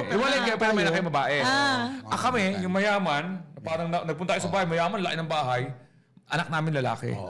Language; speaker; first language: Filipino; native; Filipino